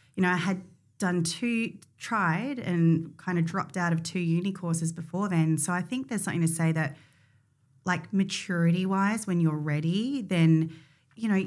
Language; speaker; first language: English; native; English